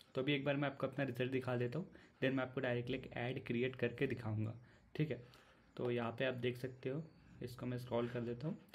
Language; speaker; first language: Hindi; non-native, local second language; Marathi